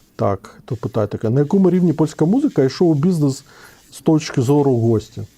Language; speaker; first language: Ukrainian; non-native, local second language; Russian